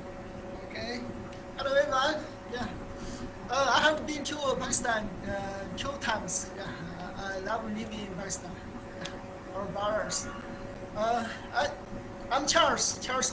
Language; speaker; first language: English; non-native, learner; Chinese